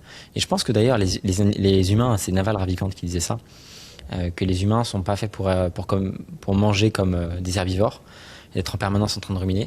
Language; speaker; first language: French; native; French